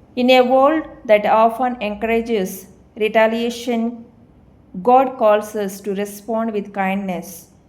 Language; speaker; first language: English; non-native, local second language; Telugu